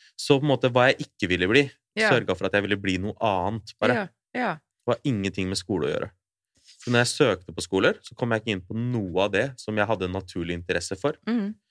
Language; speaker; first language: Norwegian; early bilingual, other home language; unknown